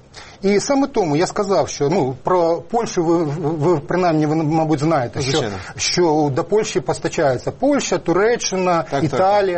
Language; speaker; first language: Ukrainian; native; Ukrainian